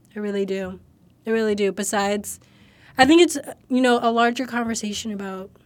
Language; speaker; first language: English; native; English